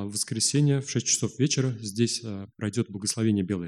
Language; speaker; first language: Russian; native; Russian